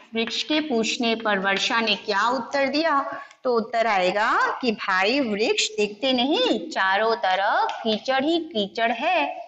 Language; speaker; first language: Hindi; non-native, local second language; Gujarati